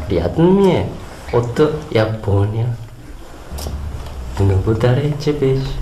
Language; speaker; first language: Bulgarian; non-native, learner; Japanese